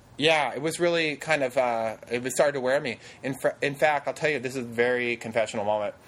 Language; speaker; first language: English; native; English